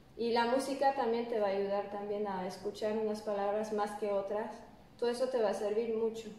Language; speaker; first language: Spanish; non-native, fluent; French